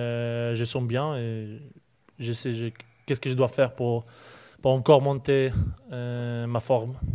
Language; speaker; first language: French; non-native, learner; Polish